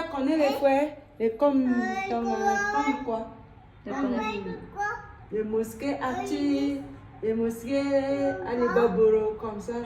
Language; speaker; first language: French; non-native, local second language; Sango